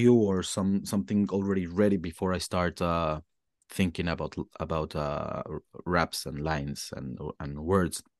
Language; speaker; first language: English; non-native, fluent; Spanish